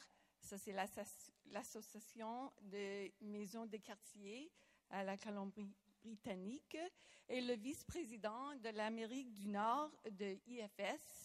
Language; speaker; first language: French; non-native, local second language; English